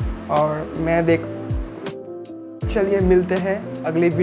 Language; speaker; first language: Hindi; non-native, local second language; Bangla